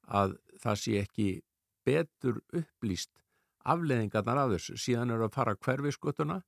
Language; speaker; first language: Icelandic; native; Icelandic